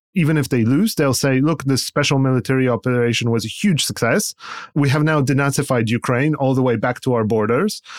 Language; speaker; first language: English; non-native, fluent; Polish